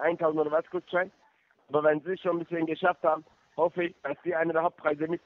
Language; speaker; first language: German; non-native, fluent; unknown